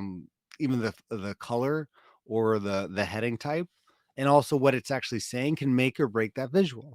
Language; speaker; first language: English; native; English